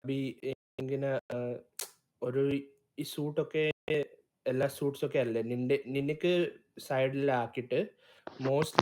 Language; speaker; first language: Malayalam; early bilingual, heritage; Malayalam